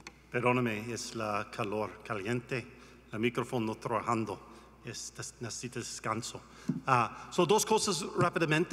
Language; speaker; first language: Spanish; non-native, learner; English